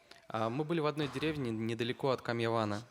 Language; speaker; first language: Russian; native; Russian